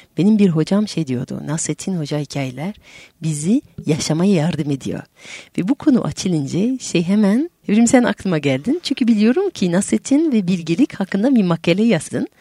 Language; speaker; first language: Turkish; non-native, fluent; French